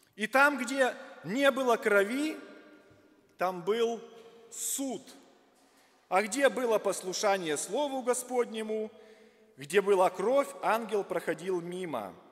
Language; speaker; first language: Russian; native; Russian